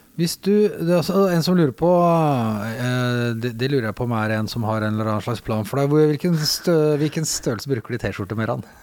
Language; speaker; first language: Norwegian; native; Norwegian